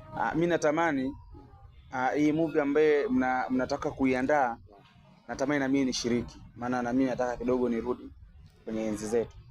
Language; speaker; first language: Swahili; native; Swahili